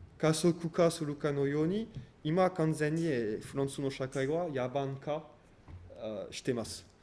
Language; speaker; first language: Japanese; non-native, fluent; French